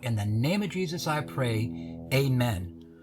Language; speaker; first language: English; native; English